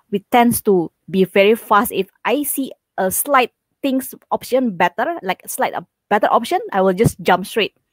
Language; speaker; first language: English; non-native, fluent; Indonesian